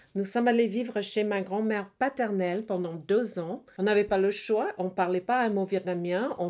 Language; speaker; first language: French; early bilingual, other home language; Hmong